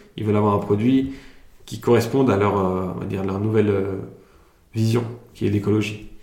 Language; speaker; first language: French; early bilingual, other home language; Italian